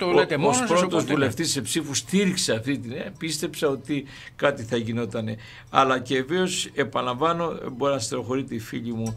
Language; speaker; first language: Greek; native; Greek